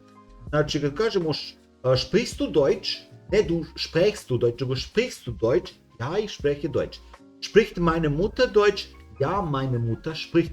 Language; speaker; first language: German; non-native, fluent; Serbian